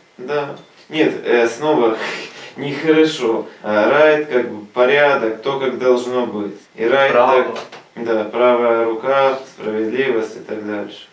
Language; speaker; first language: Russian; native; Russian